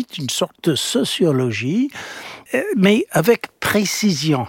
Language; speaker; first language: French; non-native, fluent; English